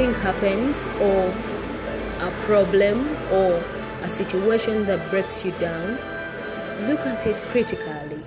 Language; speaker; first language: English; non-native, local second language; Ganda